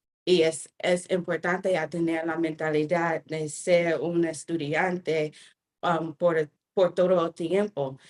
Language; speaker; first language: Spanish; non-native, fluent; English